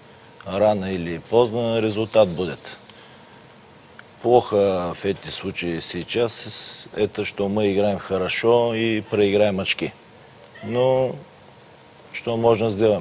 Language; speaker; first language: Russian; non-native, learner; Bulgarian